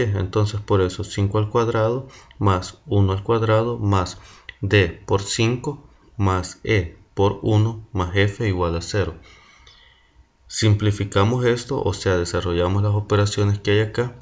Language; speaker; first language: Spanish; native; Spanish